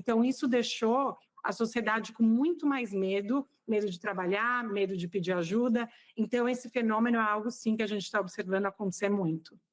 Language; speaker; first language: Portuguese; native; Portuguese